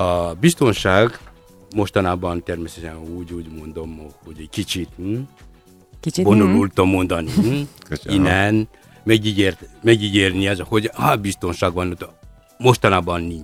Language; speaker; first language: Hungarian; non-native, fluent; Malagasy